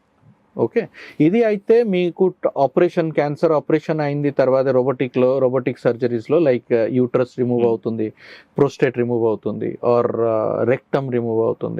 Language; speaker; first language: Telugu; non-native, learner; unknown